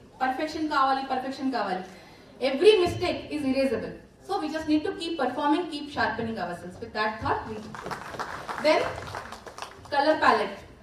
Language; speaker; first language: English; non-native, local second language; Telugu